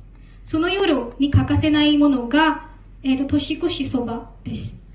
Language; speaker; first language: Japanese; non-native, learner; Marathi